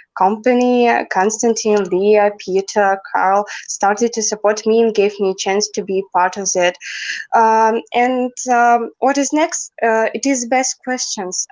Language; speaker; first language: English; non-native, learner; Russian